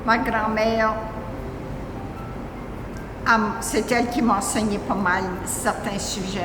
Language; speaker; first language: French; native; French